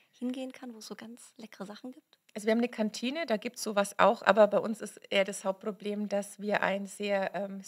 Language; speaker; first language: German; native; German